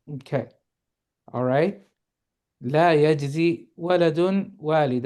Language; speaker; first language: Arabic; non-native, fluent; English